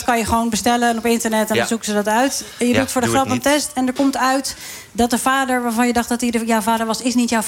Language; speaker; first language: Dutch; native; Dutch